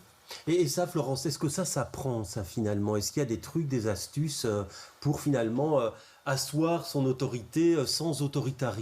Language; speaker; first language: French; native; French